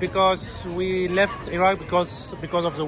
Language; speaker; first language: English; non-native, learner; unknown